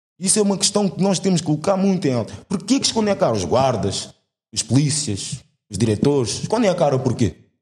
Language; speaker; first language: Portuguese; native; Portuguese